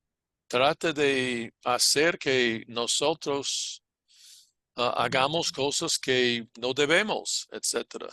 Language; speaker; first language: Spanish; non-native, fluent; English